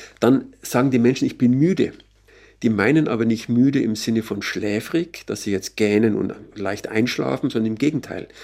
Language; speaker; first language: German; native; German